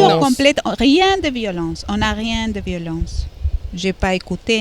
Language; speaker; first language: French; non-native, fluent; Spanish